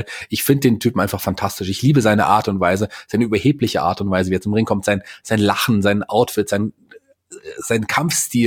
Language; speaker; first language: German; native; German